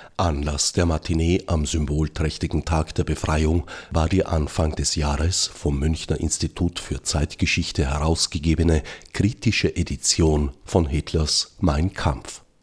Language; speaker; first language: German; native; German